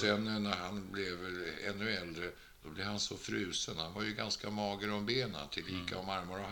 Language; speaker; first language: Swedish; native; Swedish